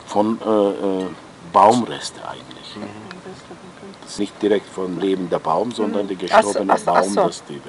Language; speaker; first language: German; non-native, local second language; Turkish